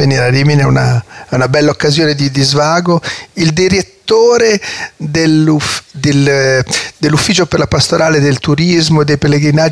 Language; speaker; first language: Italian; native; Italian